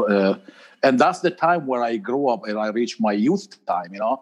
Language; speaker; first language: English; non-native, fluent; Arabic